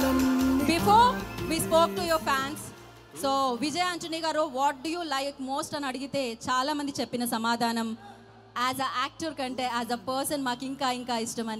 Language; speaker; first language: Telugu; native; Telugu